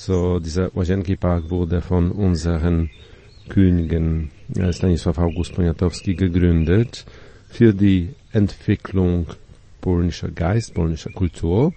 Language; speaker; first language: German; non-native, fluent; Polish